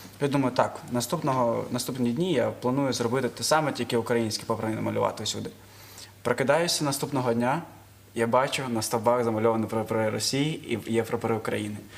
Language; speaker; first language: Ukrainian; non-native, local second language; Russian